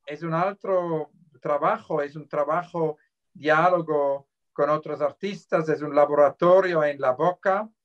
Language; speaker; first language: Spanish; non-native, fluent; Swiss German